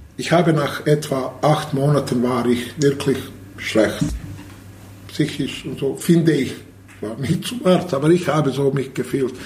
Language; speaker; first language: German; non-native, learner; Bosnian